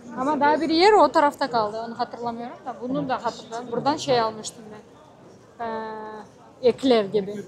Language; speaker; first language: Turkish; non-native, fluent; Japanese